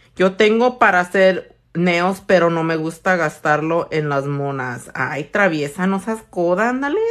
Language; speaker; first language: Spanish; early bilingual, heritage; Spanish